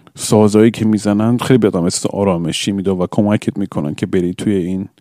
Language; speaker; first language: Persian; early bilingual, other home language; English